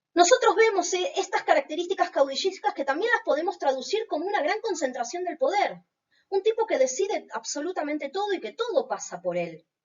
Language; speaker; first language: Spanish; native; Spanish